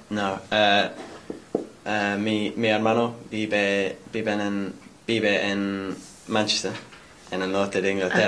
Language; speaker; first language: Spanish; non-native, learner; English